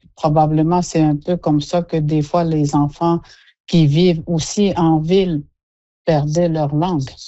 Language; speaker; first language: French; non-native, local second language; Innu-aimun